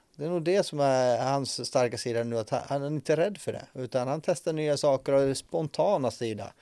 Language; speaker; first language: Swedish; native; Swedish